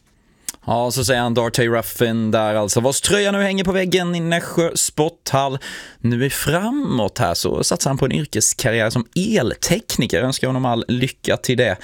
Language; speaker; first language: Swedish; native; Swedish